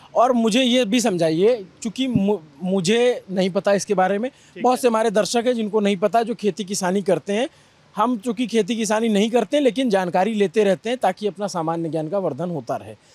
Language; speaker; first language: Hindi; native; Hindi